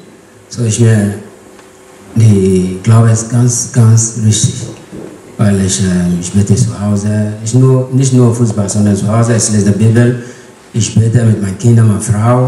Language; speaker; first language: German; non-native, learner; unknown